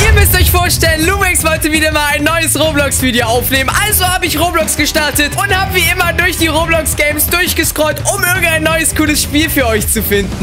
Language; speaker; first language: German; native; German